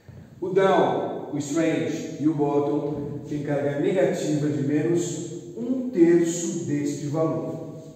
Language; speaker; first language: Portuguese; native; Portuguese